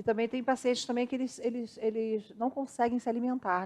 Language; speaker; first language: Portuguese; native; Portuguese